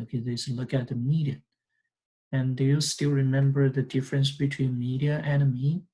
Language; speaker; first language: English; non-native, fluent; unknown